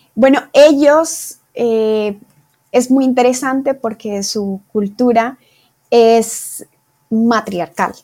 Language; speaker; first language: Spanish; native; Spanish